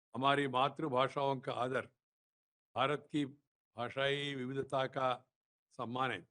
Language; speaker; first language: Hindi; non-native, local second language; Telugu